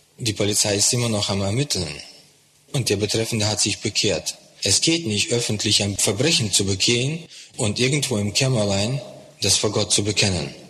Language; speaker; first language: German; non-native, fluent; Russian